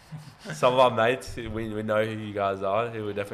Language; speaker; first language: English; native; English